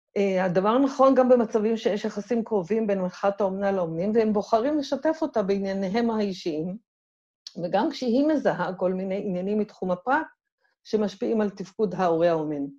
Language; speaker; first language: Hebrew; native; Hebrew